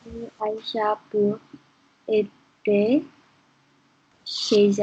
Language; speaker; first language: French; non-native, learner; English